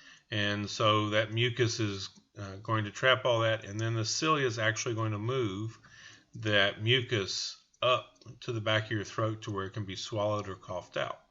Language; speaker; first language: English; native; English